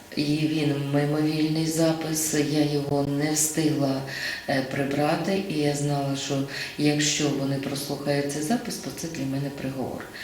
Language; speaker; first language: Ukrainian; native; Ukrainian